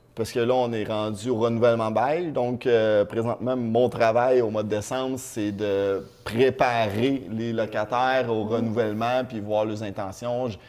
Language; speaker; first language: French; native; French